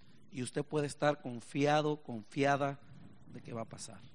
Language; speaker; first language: Spanish; native; Spanish